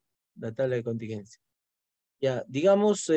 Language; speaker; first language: Spanish; native; Spanish